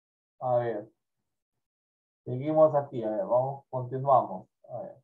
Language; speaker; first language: Spanish; native; Spanish